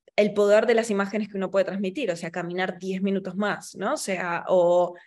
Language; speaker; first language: Spanish; native; Spanish